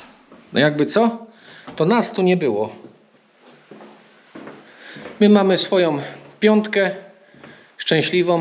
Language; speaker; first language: Polish; native; Polish